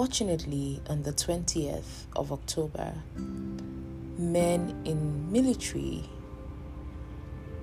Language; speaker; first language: English; non-native, local second language; Yoruba